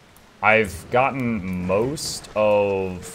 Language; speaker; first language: English; native; English